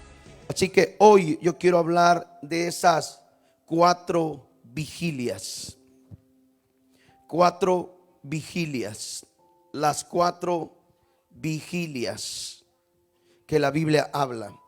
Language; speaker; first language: Spanish; native; Spanish